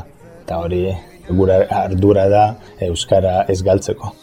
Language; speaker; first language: Basque; non-native, fluent; Italian